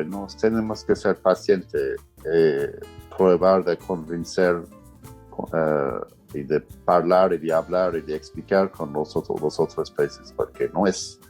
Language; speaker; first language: Spanish; non-native, fluent; English